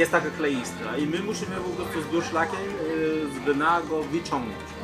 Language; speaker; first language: Polish; non-native, fluent; Chinese